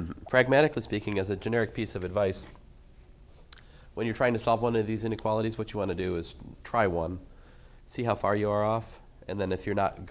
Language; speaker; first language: English; native; English